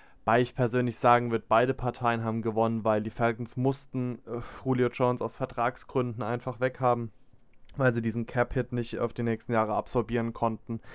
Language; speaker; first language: German; native; German